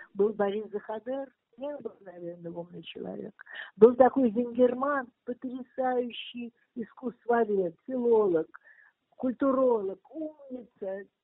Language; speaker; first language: Russian; native; Russian